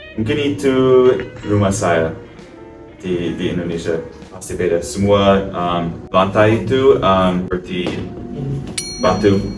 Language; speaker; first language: Indonesian; non-native, learner; English